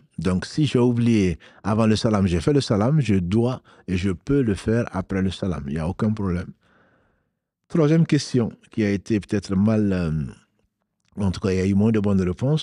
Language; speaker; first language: French; native; French